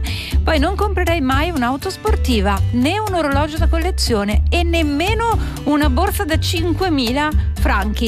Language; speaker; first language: Italian; native; Italian